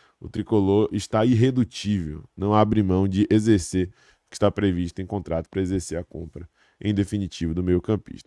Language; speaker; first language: Portuguese; native; Portuguese